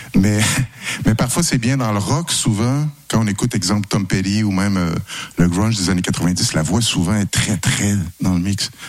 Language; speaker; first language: French; native; French